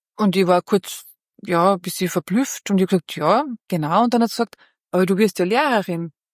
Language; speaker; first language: German; early bilingual, other home language; Bosnian